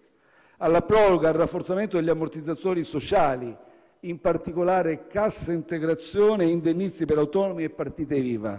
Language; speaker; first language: Italian; native; Italian